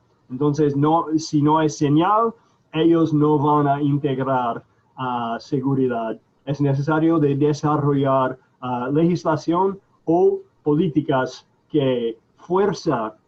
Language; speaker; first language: Spanish; non-native, fluent; English